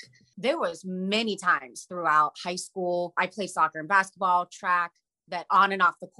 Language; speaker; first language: English; native; English